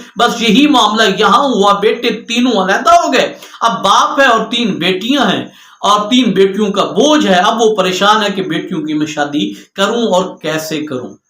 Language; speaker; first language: Urdu; non-native, local second language; Punjabi